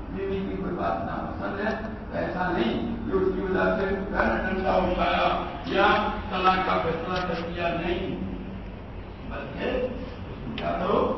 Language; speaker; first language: Urdu; non-native, local second language; Gujarati